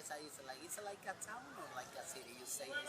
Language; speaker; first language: English; non-native, learner; Spanish